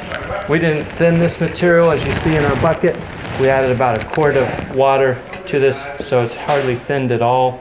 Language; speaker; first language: English; native; English